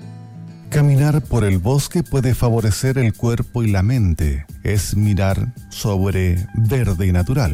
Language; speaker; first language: Spanish; native; Spanish